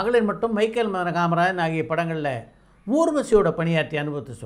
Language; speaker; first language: Tamil; native; Tamil